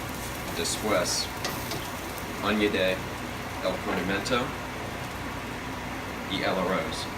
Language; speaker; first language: Spanish; non-native, learner; English